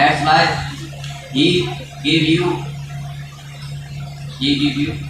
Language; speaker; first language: English; non-native, learner; Hindi